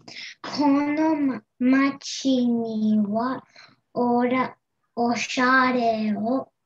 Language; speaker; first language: Japanese; non-native, learner; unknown